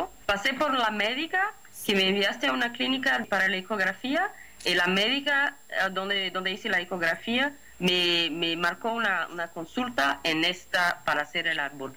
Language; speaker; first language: Spanish; non-native, fluent; Portuguese